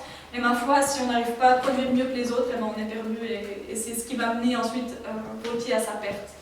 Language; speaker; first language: French; native; French